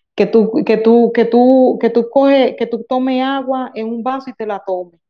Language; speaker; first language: Spanish; native; Spanish